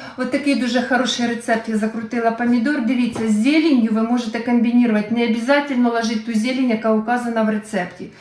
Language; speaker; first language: Ukrainian; native; Ukrainian